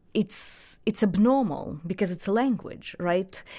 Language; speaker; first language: English; non-native, fluent; Russian